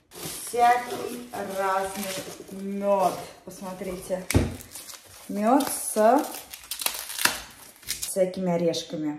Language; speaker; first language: Russian; native; Russian